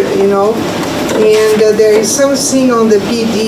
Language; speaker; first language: English; non-native, fluent; Portuguese